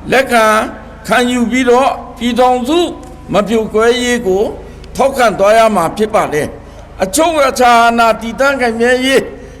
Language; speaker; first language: Burmese; non-native, local second language; Pa'o Karen